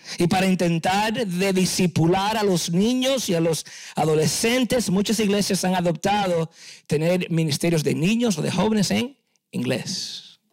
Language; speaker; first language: Spanish; early bilingual, heritage; Spanish